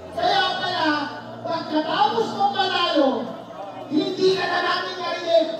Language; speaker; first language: Filipino; non-native, local second language; Iloko